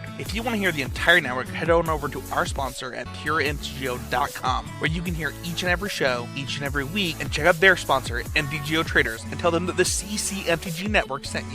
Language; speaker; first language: English; native; English